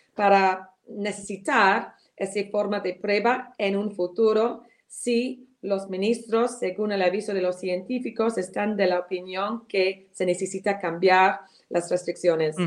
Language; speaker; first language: Spanish; non-native, fluent; English